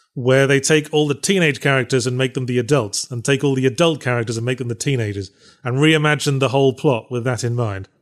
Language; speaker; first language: English; native; English